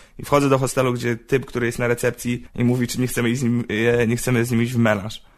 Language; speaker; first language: Polish; native; Polish